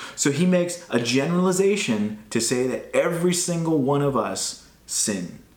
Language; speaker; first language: English; native; English